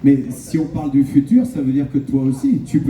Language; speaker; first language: French; native; French